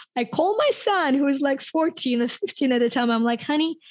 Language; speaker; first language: English; non-native, fluent; Ukrainian